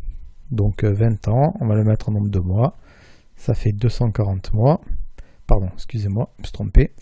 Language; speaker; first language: French; native; French